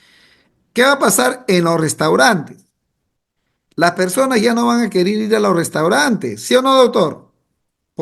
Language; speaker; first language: Spanish; native; Spanish